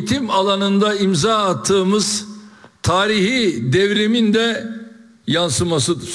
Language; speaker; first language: Turkish; native; Turkish